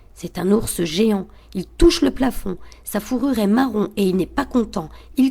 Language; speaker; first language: French; native; French